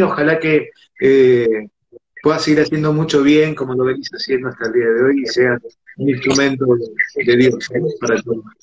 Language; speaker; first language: Spanish; native; Spanish